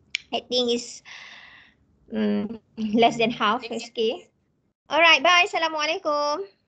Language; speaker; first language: English; non-native, local second language; Malay